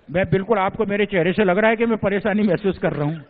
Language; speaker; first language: Hindi; native; Hindi